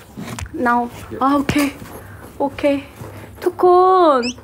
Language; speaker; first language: English; non-native, learner; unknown